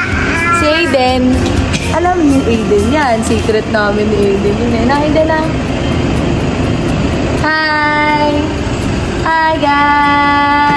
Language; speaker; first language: Filipino; native; Filipino